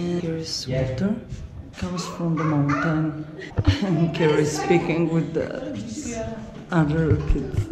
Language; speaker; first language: English; non-native, fluent; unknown